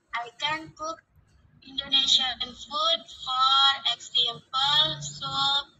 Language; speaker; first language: English; non-native, learner; Indonesian